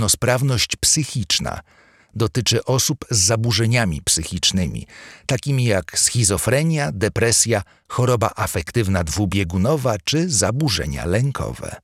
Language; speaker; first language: Polish; native; Polish